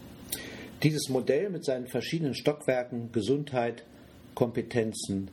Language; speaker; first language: German; native; German